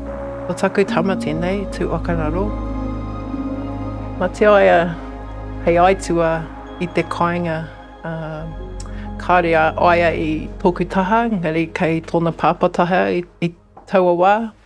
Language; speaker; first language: Māori; non-native, local second language; English